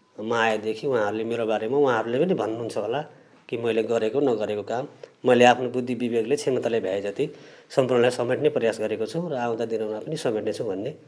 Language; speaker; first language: Nepali; native; Nepali